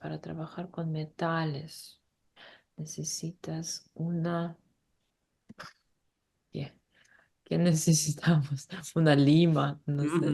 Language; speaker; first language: Spanish; non-native, learner; English